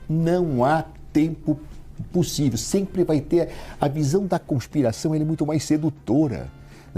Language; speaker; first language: Portuguese; native; Portuguese